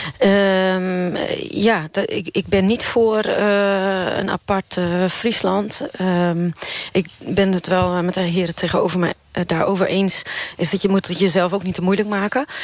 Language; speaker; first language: Dutch; non-native, local second language; Western Frisian